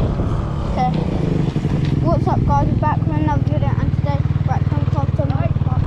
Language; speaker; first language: English; native; English